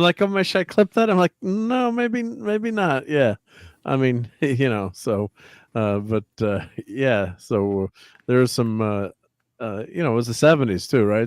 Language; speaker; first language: English; native; English